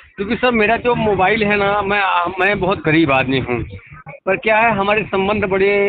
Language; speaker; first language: Hindi; native; Hindi